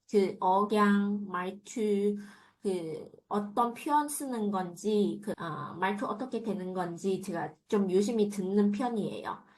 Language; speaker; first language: Korean; non-native, fluent; Chinese